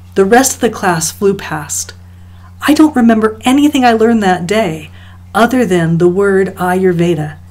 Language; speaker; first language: English; native; English